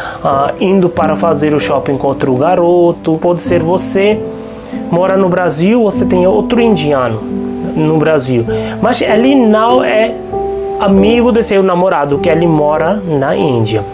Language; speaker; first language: Portuguese; non-native, local second language; Hindi